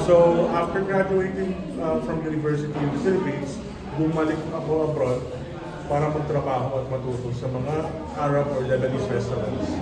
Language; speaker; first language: Filipino; early bilingual, heritage; Filipino